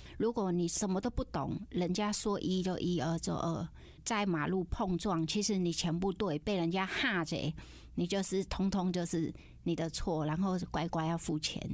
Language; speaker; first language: Chinese; non-native, fluent; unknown